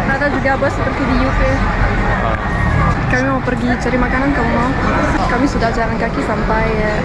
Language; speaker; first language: Indonesian; non-native, learner; English